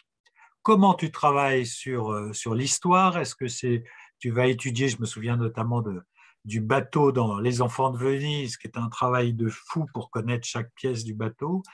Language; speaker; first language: French; native; French